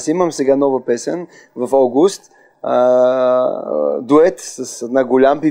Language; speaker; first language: Bulgarian; non-native, learner; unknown